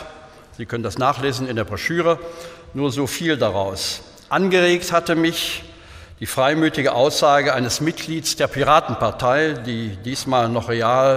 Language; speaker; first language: German; native; German